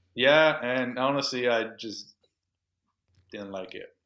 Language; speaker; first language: English; non-native, local second language; French